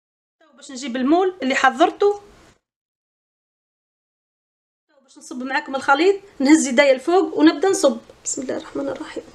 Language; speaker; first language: Arabic; native; Arabic